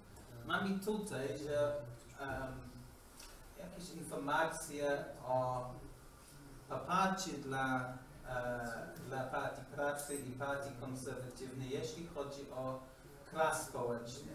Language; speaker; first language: Polish; non-native, learner; English